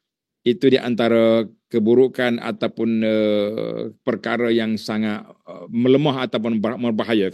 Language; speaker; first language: Malay; native; Malay